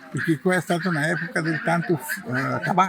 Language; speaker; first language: Italian; early bilingual, heritage; Portuguese